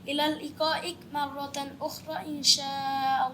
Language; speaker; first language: Arabic; non-native, learner; Bangla